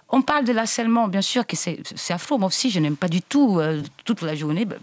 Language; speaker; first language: French; non-native, fluent; Portuguese